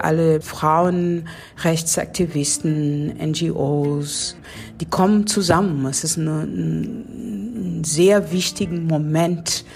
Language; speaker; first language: German; non-native, fluent; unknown